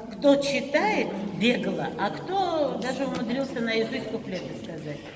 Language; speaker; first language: Russian; non-native, local second language; Abkhazian